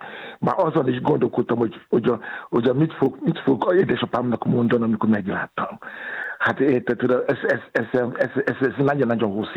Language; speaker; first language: Hungarian; non-native, fluent; Yoruba